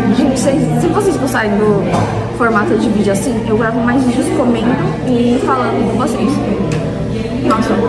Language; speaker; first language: Portuguese; early bilingual, other home language; Korean